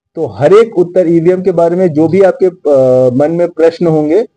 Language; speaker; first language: Hindi; non-native, local second language; Marathi